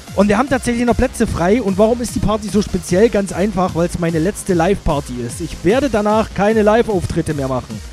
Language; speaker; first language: German; native; German